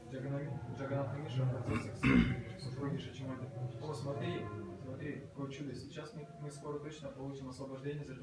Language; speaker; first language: Russian; native; Russian